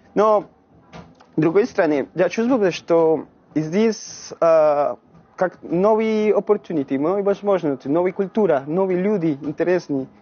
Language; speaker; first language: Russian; non-native, learner; Spanish